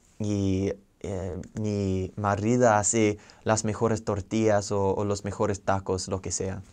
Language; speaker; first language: Spanish; non-native, fluent; English